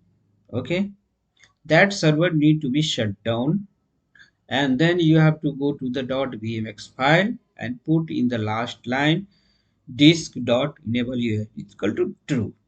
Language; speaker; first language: English; non-native, local second language; Hindi